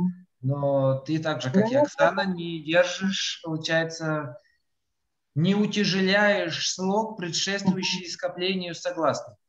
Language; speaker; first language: Russian; native; Russian